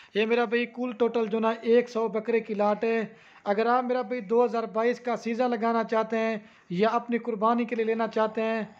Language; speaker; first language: Urdu; non-native, local second language; Saraiki